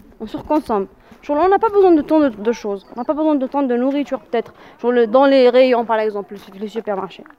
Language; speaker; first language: French; non-native, local second language; Arabic